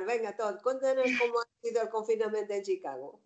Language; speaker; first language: Spanish; native; Spanish